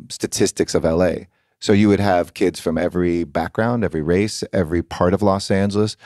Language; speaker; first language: English; native; English